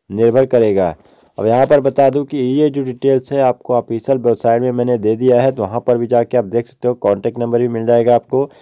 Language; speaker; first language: Hindi; native; Hindi